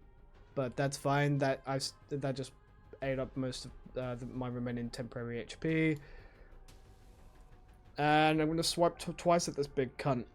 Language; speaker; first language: English; native; English